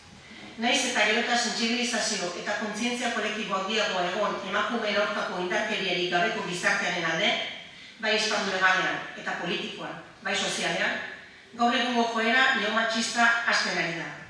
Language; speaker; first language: Basque; native; Basque